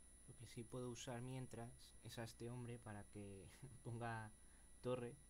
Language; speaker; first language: Spanish; native; Spanish